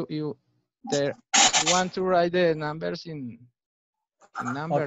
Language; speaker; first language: English; non-native, fluent; Spanish